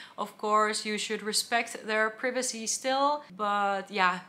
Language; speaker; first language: English; non-native, fluent; Finnish